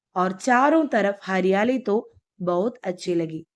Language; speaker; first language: Hindi; non-native, local second language; Malayalam